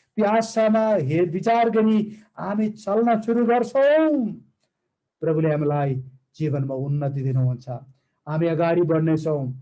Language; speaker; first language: Nepali; non-native, fluent; Malayalam